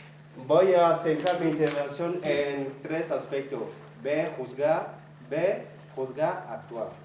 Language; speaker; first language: Spanish; non-native, fluent; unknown